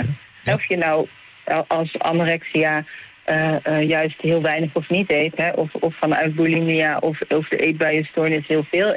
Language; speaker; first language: Dutch; native; Dutch